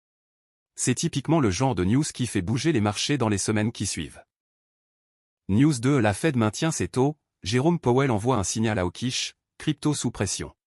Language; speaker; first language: French; native; French